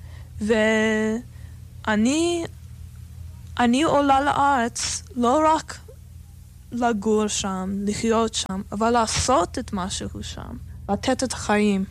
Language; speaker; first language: Hebrew; non-native, fluent; English